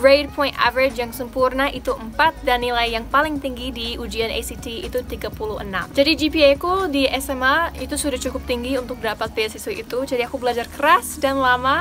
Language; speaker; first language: Indonesian; non-native, fluent; English